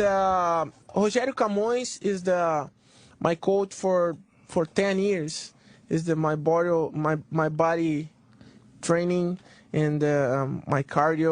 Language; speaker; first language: English; non-native, learner; Portuguese